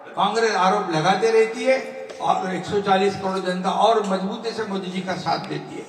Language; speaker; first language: Hindi; non-native, local second language; Marathi